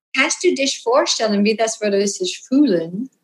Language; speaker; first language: German; non-native, learner; English